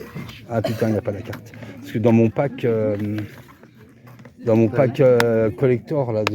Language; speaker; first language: French; native; French